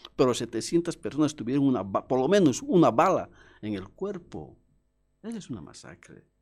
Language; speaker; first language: Spanish; native; Spanish